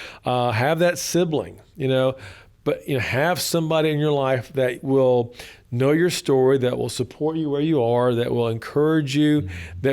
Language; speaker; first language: English; native; English